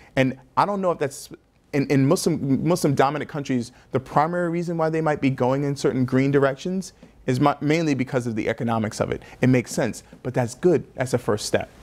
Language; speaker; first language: English; native; English